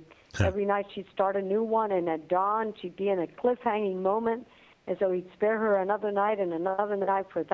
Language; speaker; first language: English; non-native, fluent; Spanish